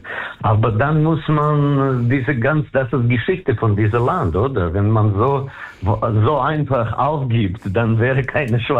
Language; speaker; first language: German; non-native, fluent; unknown